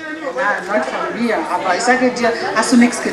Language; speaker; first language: German; non-native, fluent; French